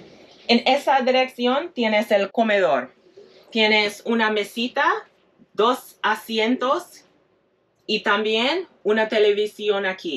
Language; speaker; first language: Spanish; non-native, fluent; English